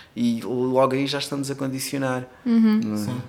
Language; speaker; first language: Portuguese; non-native, local second language; Kabuverdianu